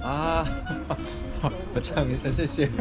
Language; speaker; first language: Chinese; non-native, learner; Korean